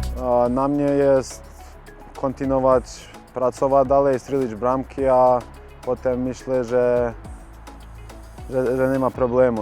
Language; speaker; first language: Polish; non-native, learner; Bosnian